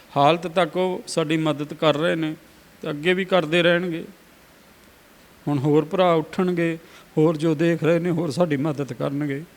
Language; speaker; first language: Punjabi; native; Punjabi